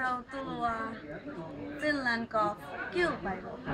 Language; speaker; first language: Finnish; non-native, learner; Thai